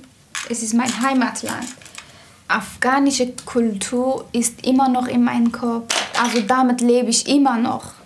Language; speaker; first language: German; non-native, learner; Persian